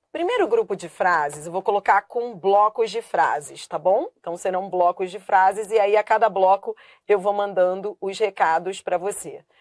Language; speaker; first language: Portuguese; native; Portuguese